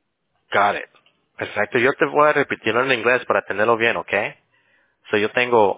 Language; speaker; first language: Spanish; early bilingual, heritage; Spanish